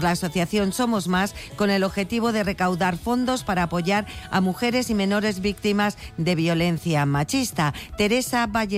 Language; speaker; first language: Spanish; native; Spanish